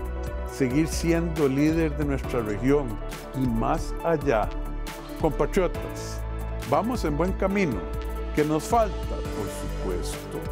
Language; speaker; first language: Spanish; native; Spanish